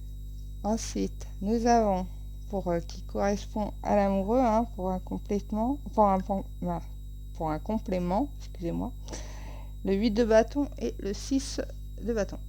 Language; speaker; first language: French; native; French